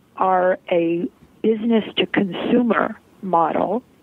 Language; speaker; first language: English; early bilingual, heritage; Polish